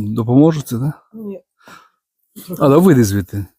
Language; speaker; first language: Ukrainian; non-native, fluent; Romanian